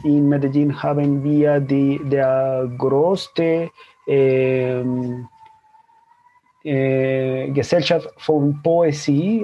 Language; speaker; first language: German; non-native, fluent; Spanish